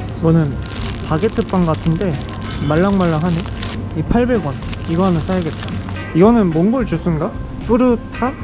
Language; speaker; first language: Korean; native; Korean